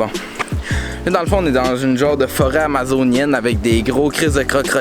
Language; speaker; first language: French; native; French